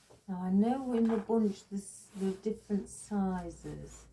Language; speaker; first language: English; native; English